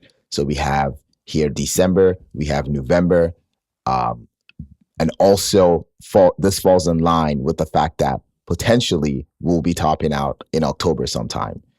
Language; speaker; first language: English; native; English